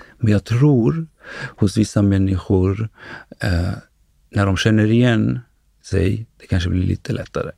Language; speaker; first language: Swedish; early bilingual, other home language; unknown